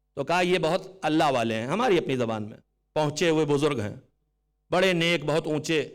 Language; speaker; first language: Urdu; native; Urdu